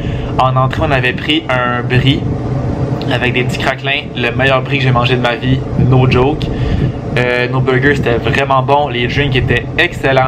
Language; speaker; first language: French; native; French